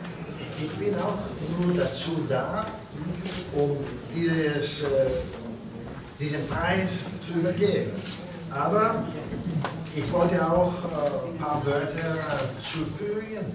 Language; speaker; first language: German; non-native, fluent; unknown